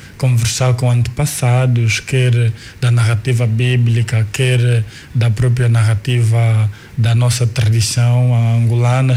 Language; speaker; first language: Portuguese; non-native, local second language; Kongo